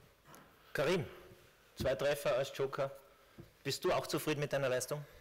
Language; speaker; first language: German; native; German